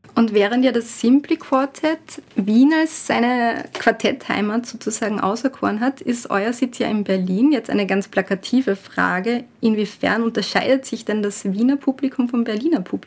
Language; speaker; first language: German; native; German